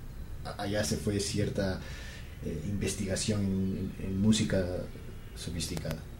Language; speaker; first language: Spanish; native; Spanish